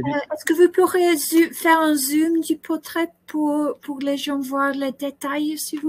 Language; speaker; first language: French; non-native, learner; English